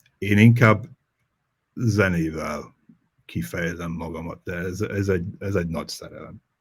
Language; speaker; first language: Hungarian; non-native, fluent; English